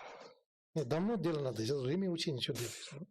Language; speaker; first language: Russian; non-native, learner; Tibetan